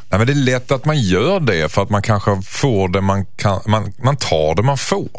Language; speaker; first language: Swedish; native; Swedish